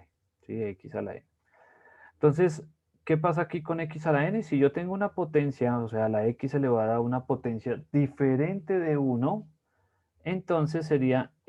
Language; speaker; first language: Spanish; native; Spanish